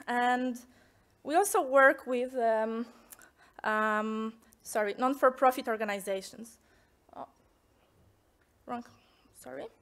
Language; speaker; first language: English; non-native, fluent; Polish